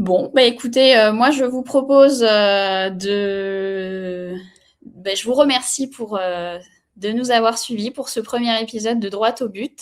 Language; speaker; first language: French; native; French